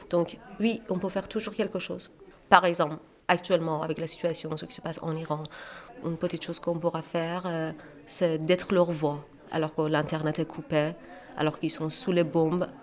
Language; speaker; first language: French; non-native, fluent; Persian